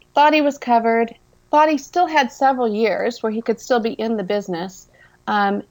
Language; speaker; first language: English; native; English